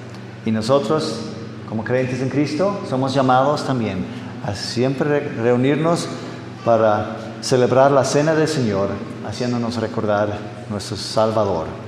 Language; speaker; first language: Spanish; non-native, fluent; English